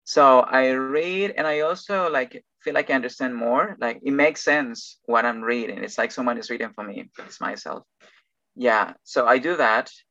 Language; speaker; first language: English; non-native, fluent; Spanish